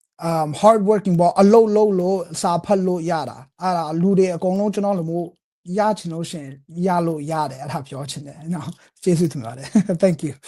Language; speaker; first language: Burmese; early bilingual, heritage; Burmese